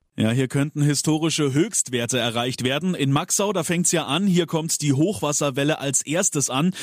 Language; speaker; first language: German; native; German